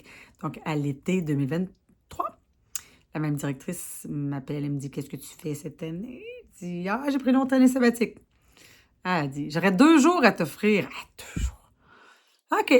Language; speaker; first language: French; native; French